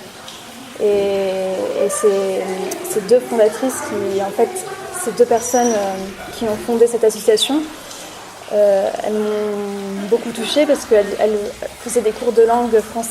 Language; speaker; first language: French; native; French